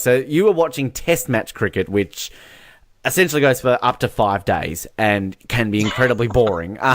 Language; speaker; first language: English; native; English